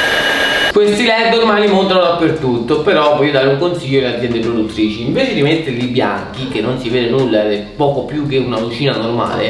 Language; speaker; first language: Italian; native; Italian